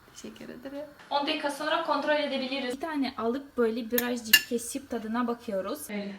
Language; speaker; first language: Turkish; non-native, learner; Ukrainian